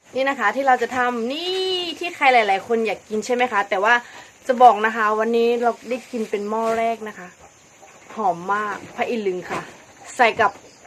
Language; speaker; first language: Thai; non-native, local second language; S'gaw Karen